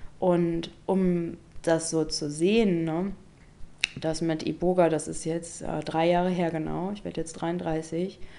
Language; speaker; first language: German; native; German